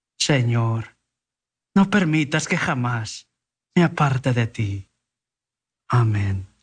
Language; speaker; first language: Spanish; early bilingual, heritage; Spanish